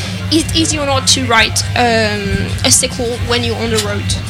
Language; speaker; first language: English; non-native, fluent; French